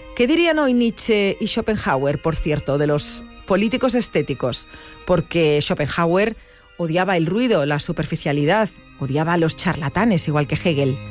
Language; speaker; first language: Spanish; native; Spanish